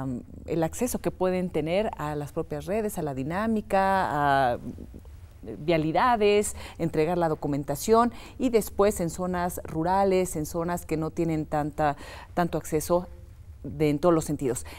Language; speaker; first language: Spanish; native; Spanish